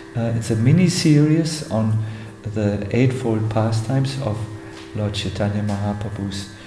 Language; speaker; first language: English; non-native, fluent; German